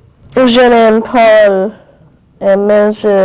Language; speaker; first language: French; non-native, learner; English